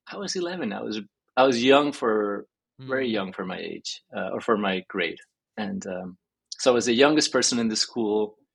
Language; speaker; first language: English; early bilingual, other home language; Spanish